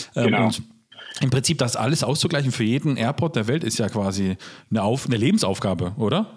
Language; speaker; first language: German; native; German